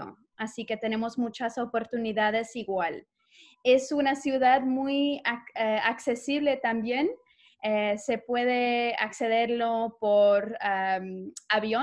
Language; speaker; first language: Spanish; non-native, fluent; English